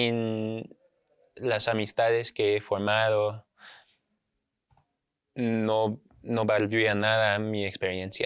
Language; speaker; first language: Spanish; non-native, fluent; English